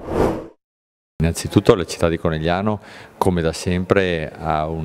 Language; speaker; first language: Italian; native; Italian